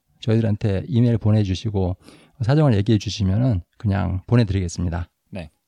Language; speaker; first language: Korean; native; Korean